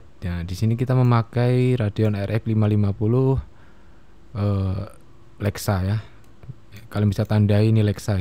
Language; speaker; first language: Indonesian; native; Indonesian